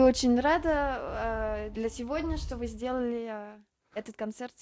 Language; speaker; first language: Russian; non-native, learner; French